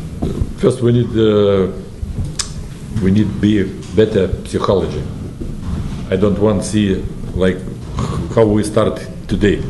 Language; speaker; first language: English; non-native, learner; Lithuanian